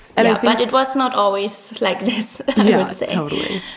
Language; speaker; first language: English; non-native, fluent; German